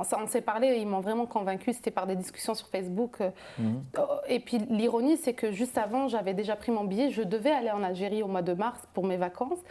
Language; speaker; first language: French; non-native, local second language; Arabic